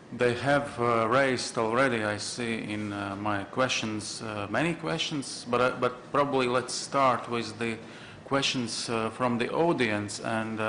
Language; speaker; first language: English; non-native, fluent; Latvian